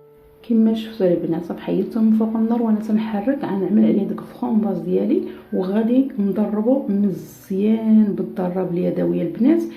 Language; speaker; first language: Arabic; native; Arabic